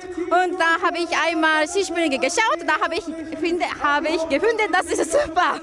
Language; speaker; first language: German; non-native, learner; Japanese